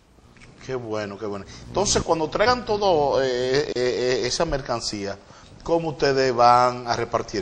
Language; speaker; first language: Spanish; native; Spanish